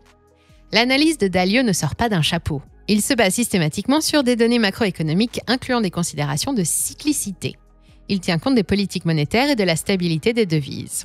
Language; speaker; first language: French; native; French